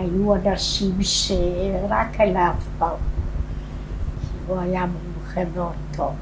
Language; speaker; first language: Hebrew; non-native, fluent; Polish